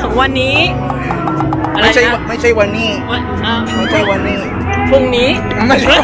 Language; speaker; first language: Thai; non-native, learner; Filipino